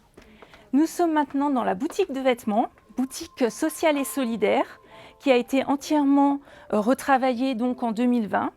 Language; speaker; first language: French; native; French